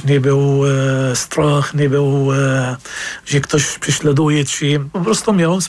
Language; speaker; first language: Polish; non-native, fluent; Arabic